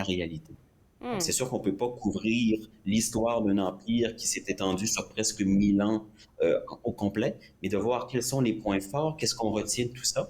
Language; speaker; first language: French; native; French